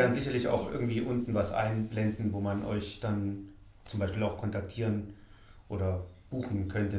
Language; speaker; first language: German; native; German